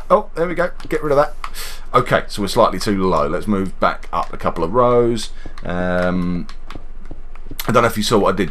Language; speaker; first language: English; native; English